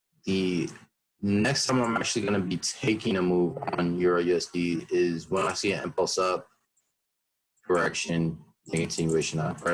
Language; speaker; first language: English; native; English